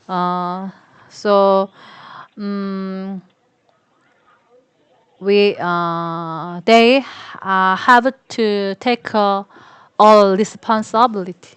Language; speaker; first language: English; non-native, learner; Korean